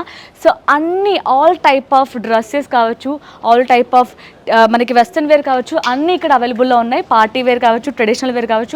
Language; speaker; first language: Telugu; native; Telugu